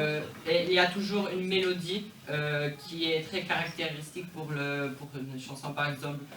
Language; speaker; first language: French; non-native, fluent; Polish